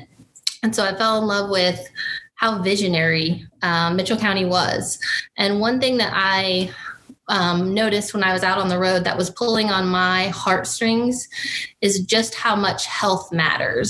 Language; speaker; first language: English; native; English